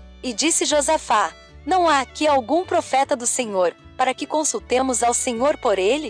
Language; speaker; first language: Portuguese; native; Portuguese